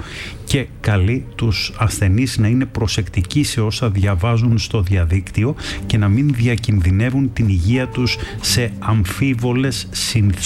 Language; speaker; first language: Greek; native; Greek